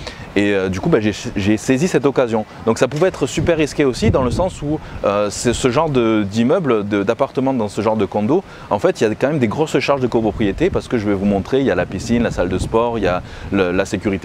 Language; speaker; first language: French; native; French